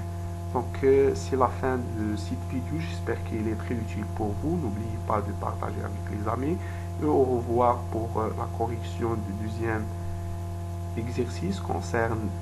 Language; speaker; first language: French; non-native, local second language; Arabic